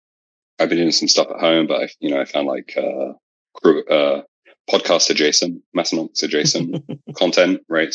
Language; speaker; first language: English; native; English